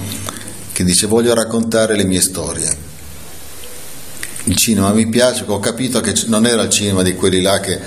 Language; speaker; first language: Italian; native; Italian